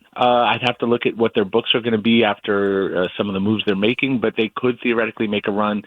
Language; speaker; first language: English; native; English